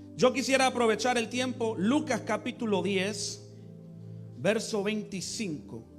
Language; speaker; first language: Spanish; early bilingual, heritage; English